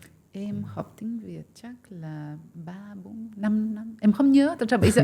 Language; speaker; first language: Vietnamese; non-native, fluent; French